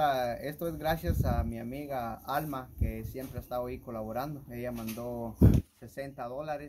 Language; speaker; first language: Spanish; native; Spanish